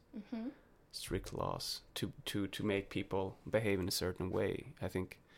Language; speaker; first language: English; non-native, fluent; Swedish